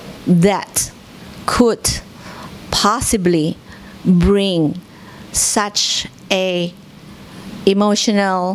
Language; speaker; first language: English; non-native, fluent; Indonesian